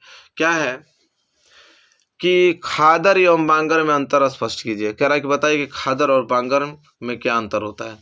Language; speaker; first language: Hindi; native; Hindi